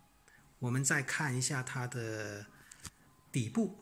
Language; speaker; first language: Chinese; native; Chinese